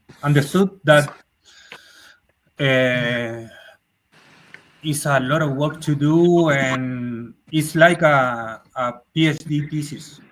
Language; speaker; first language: English; non-native, learner; Spanish